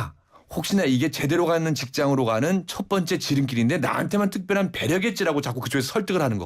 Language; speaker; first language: Korean; native; Korean